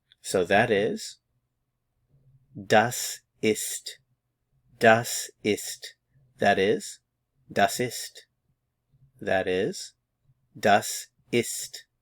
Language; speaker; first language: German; non-native, fluent; English